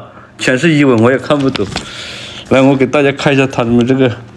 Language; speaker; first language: Chinese; native; Chinese